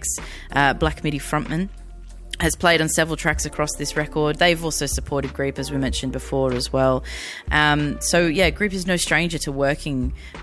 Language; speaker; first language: English; native; English